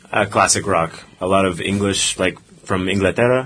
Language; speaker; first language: English; native; English